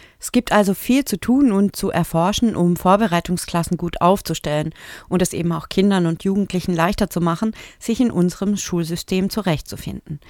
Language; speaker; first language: German; native; German